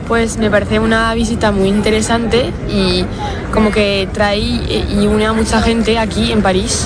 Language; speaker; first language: Spanish; non-native, fluent; French